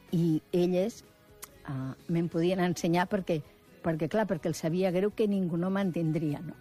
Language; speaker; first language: Catalan; native; Catalan